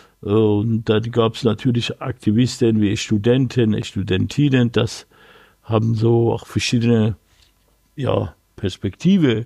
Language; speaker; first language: German; non-native, learner; Persian